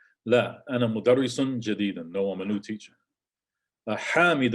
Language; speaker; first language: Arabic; non-native, fluent; English